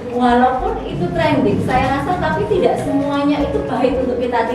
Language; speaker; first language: Indonesian; native; Indonesian